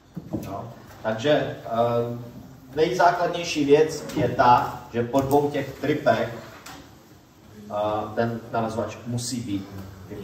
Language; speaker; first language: Czech; native; Czech